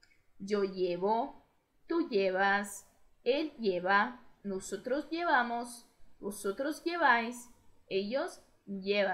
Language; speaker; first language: Spanish; non-native, fluent; Portuguese